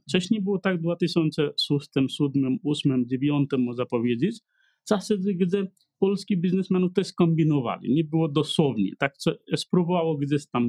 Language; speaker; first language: Polish; non-native, learner; Nepali